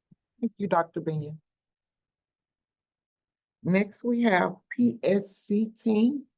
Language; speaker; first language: English; native; English